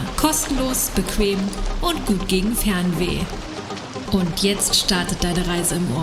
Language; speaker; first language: German; native; German